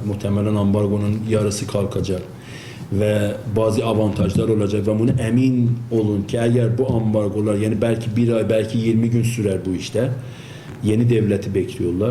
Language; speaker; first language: Turkish; non-native, fluent; Azerbaijani